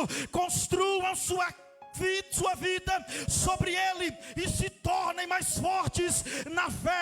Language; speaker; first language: Portuguese; native; Portuguese